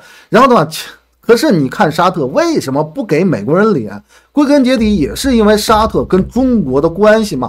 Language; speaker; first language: Chinese; native; Chinese